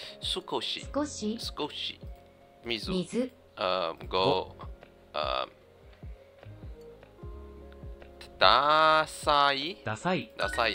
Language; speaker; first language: Japanese; non-native, learner; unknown